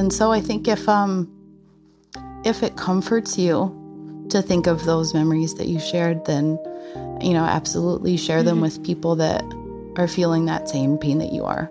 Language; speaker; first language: English; native; English